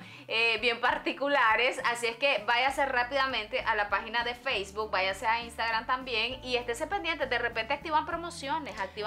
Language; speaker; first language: Spanish; native; Spanish